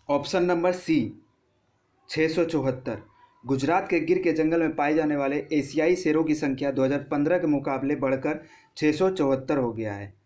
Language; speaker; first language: Hindi; non-native, local second language; Bangla